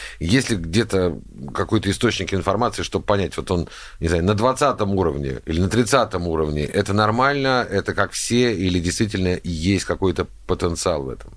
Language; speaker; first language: Russian; native; Russian